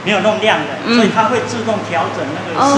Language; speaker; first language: Chinese; native; Chinese